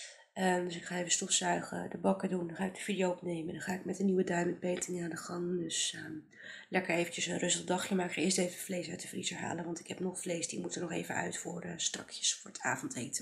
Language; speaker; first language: Dutch; native; Dutch